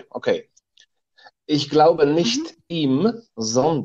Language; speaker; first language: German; non-native, fluent; Polish